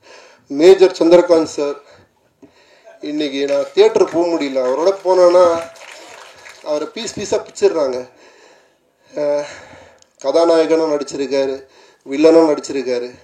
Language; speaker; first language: Tamil; native; Tamil